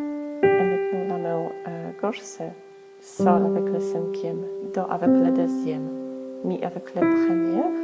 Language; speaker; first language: French; non-native, fluent; Polish